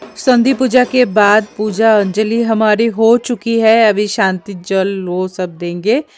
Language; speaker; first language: Hindi; non-native, local second language; Bangla